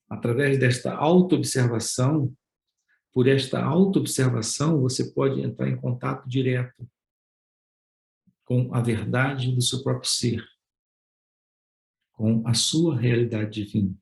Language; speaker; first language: Portuguese; native; Portuguese